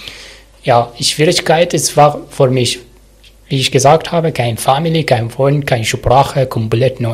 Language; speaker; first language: German; non-native, learner; Arabic